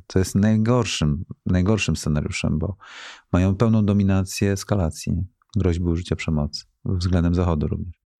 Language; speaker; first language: Polish; native; Polish